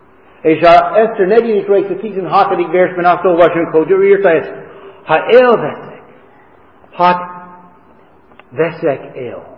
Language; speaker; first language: Hungarian; non-native, fluent; English